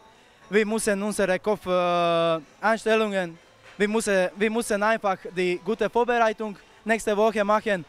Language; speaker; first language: German; non-native, fluent; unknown